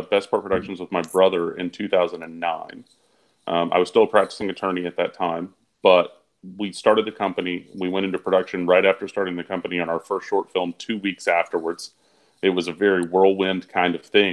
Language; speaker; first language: English; native; English